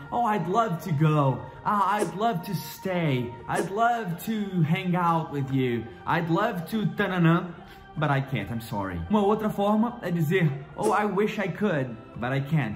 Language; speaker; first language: English; non-native, fluent; Portuguese